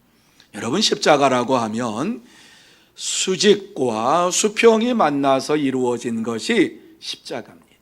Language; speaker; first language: Korean; native; Korean